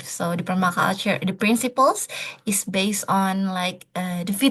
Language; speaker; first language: English; non-native, fluent; Indonesian